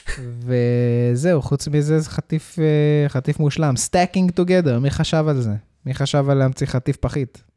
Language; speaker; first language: Hebrew; early bilingual, heritage; Hebrew